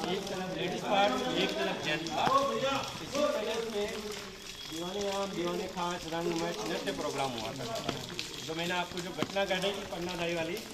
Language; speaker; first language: Hindi; native; Hindi